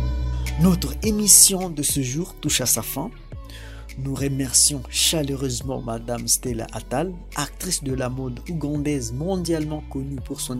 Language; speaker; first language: French; non-native, fluent; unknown